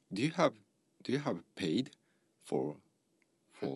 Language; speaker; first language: English; non-native, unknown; Russian